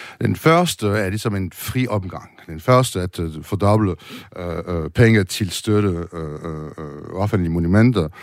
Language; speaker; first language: Danish; non-native, fluent; French